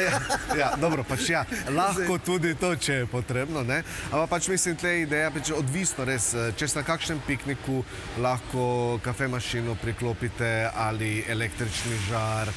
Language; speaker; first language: Slovenian; native; Slovenian